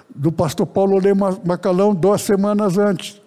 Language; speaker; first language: Portuguese; early bilingual, other home language; Japanese